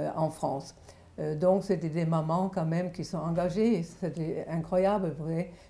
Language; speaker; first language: French; non-native, fluent; German